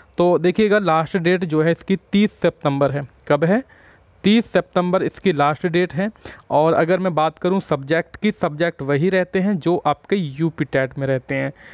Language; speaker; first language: Hindi; native; Hindi